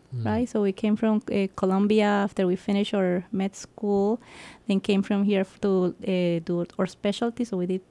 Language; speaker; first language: English; non-native, fluent; Spanish